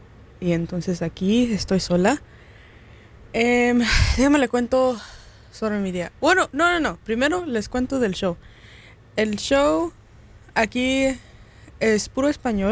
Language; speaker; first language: Spanish; early bilingual, heritage; Spanish